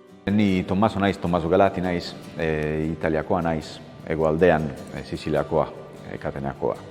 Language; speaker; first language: Basque; non-native, learner; Italian